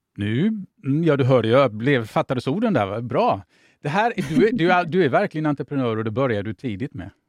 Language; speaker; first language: Swedish; native; Swedish